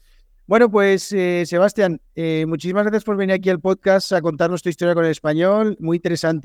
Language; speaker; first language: Spanish; native; Spanish